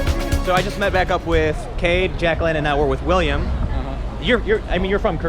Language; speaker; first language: English; native; English